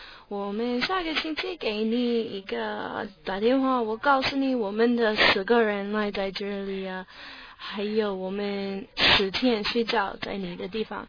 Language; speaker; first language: Chinese; non-native, learner; English